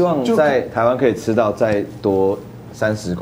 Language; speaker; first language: Chinese; native; Chinese